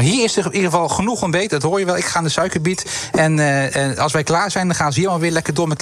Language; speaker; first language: Dutch; native; Dutch